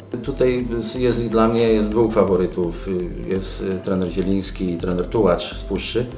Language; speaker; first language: Polish; native; Polish